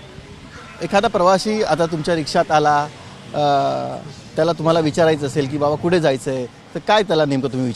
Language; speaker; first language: Marathi; native; Marathi